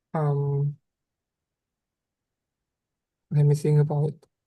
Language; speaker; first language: English; non-native, learner; Vietnamese